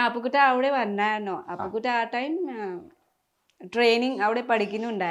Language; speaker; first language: Malayalam; non-native, learner; Nepali